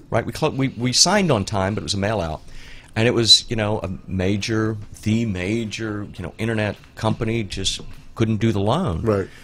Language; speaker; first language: English; native; English